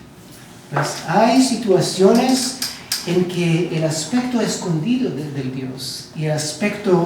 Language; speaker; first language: Spanish; non-native, learner; Hebrew